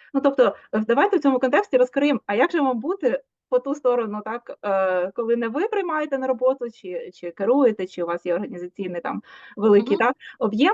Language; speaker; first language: Ukrainian; native; Ukrainian